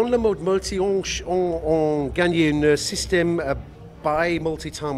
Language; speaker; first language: French; non-native, learner; English